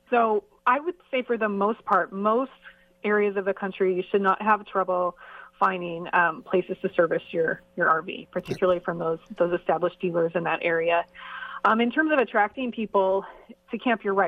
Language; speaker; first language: English; native; English